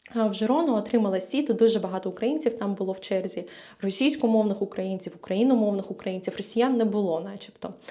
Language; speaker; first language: Ukrainian; native; Ukrainian